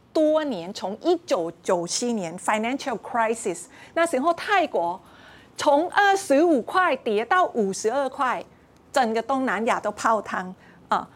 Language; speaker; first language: Chinese; non-native, fluent; Thai